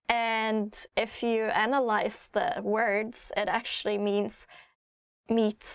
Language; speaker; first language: English; non-native, fluent; Norwegian